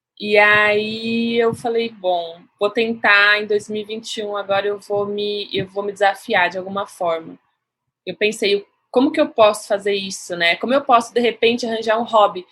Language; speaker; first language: Portuguese; native; Portuguese